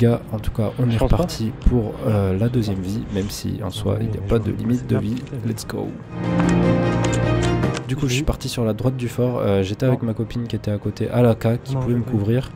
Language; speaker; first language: French; native; French